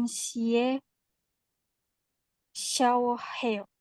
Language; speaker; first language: Korean; non-native, learner; Indonesian